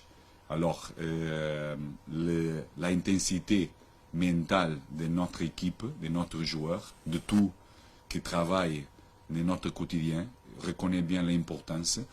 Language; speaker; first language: French; non-native, learner; Portuguese